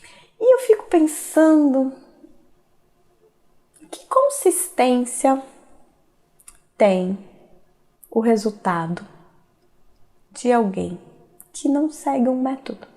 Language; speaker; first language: Portuguese; native; Portuguese